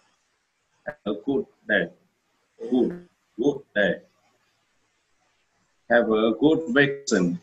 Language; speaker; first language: English; non-native, learner; Vietnamese